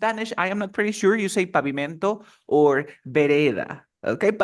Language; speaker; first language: English; non-native, fluent; Spanish